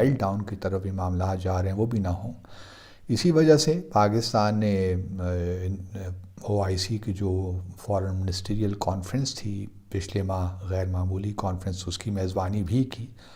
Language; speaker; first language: Urdu; native; Urdu